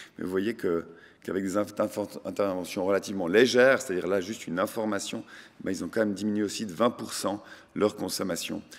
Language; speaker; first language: French; native; French